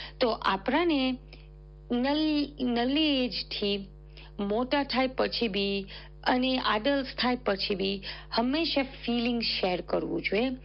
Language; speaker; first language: Gujarati; early bilingual, heritage; Gujarati